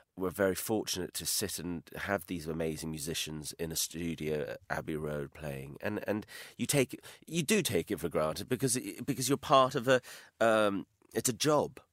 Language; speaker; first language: English; native; English